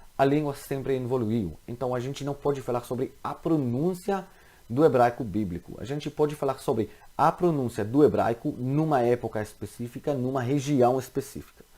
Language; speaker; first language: Portuguese; non-native, fluent; Hebrew